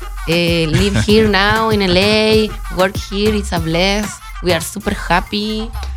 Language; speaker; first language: English; non-native, fluent; Spanish